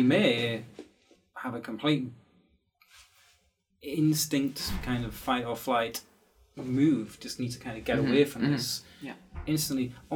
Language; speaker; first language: English; native; English